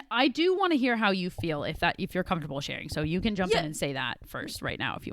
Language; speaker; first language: English; native; English